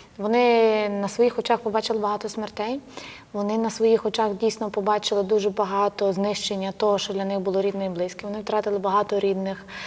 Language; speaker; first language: Ukrainian; native; Ukrainian